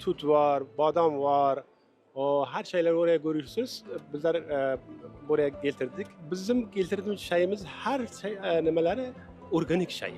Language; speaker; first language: Turkish; non-native, learner; Uzbek